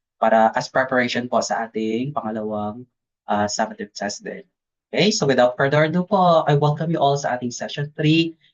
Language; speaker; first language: Filipino; native; Filipino